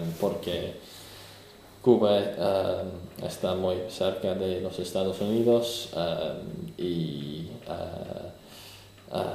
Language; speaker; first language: Spanish; non-native, learner; English